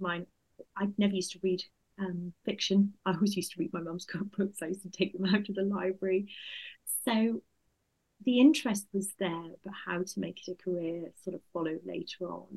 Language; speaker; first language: English; native; English